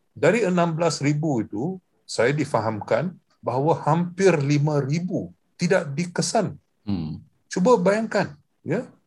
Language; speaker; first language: Malay; non-native, local second language; English